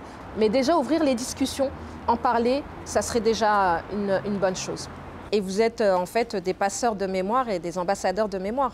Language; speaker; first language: French; native; French